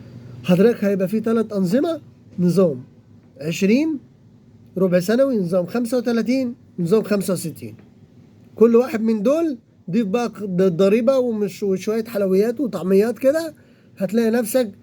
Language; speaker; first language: Arabic; native; Arabic